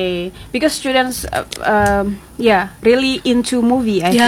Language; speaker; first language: English; non-native, fluent; Indonesian